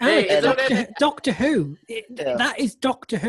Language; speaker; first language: English; native; English